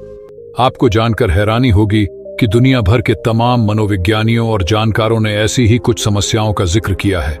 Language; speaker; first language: Hindi; native; Hindi